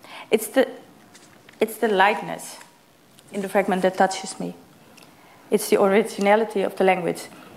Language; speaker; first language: English; non-native, fluent; Dutch